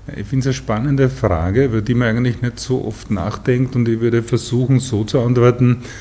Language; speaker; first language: German; native; German